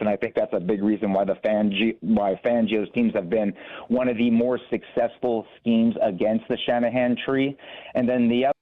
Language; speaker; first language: English; native; English